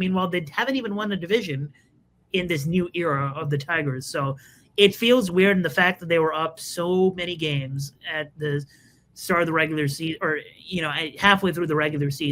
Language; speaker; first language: English; native; English